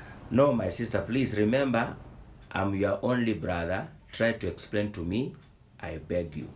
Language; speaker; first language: English; non-native, local second language; Swahili